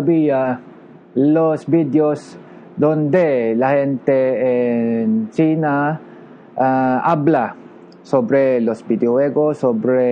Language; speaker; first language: Spanish; non-native, learner; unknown